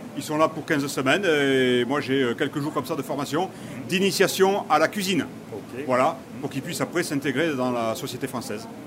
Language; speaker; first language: French; native; French